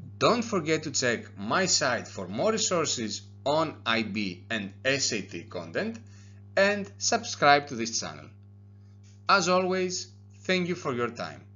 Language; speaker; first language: English; non-native, fluent; Greek